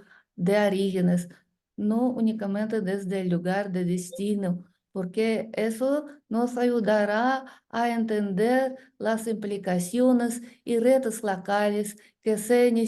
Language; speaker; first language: Spanish; non-native, learner; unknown